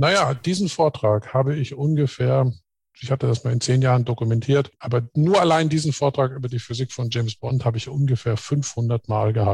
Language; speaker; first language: German; native; German